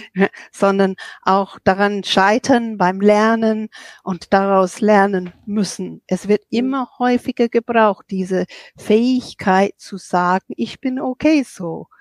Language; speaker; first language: German; non-native, fluent; English